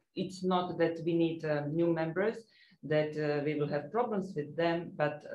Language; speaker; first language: English; non-native, fluent; Croatian